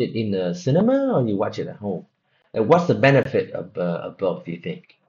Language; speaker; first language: English; non-native, fluent; Vietnamese